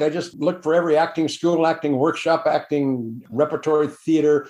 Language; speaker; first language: English; native; English